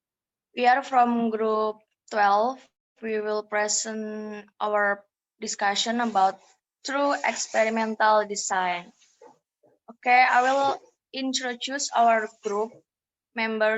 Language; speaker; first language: English; non-native, learner; Indonesian